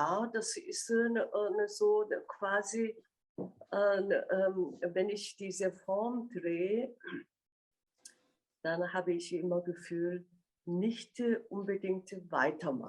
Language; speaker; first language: German; non-native, fluent; Korean